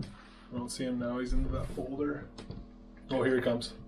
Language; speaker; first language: English; native; English